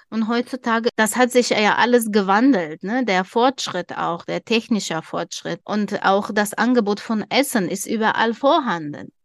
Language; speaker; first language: German; non-native, fluent; Tajik